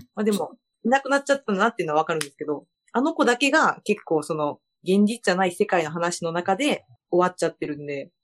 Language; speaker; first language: Japanese; early bilingual, other home language; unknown